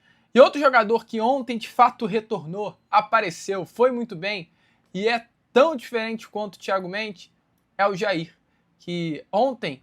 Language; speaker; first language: Portuguese; native; Portuguese